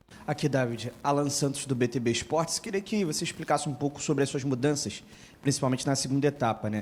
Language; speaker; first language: Portuguese; native; Portuguese